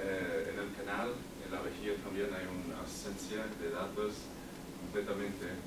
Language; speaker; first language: Spanish; non-native, learner; English